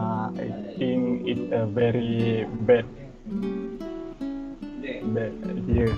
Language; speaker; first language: English; non-native, learner; Malay